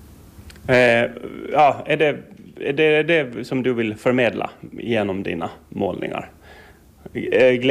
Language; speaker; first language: Swedish; native; Swedish